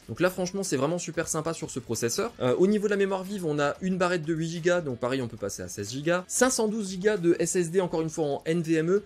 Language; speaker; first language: French; native; French